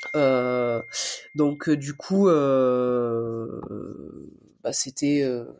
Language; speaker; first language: French; native; French